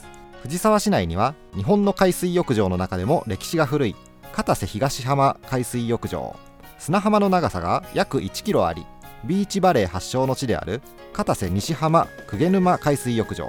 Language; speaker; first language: Japanese; native; Japanese